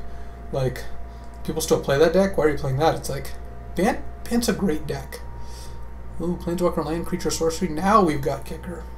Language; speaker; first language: English; native; English